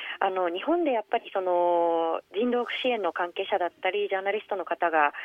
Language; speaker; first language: Japanese; native; Japanese